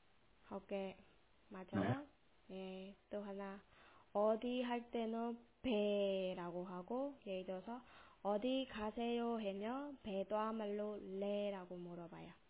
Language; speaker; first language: Korean; non-native, local second language; Burmese